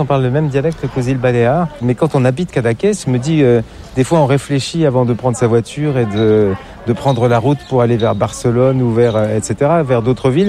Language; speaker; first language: French; native; French